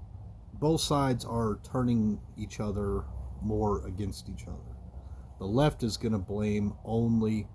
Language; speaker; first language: English; native; English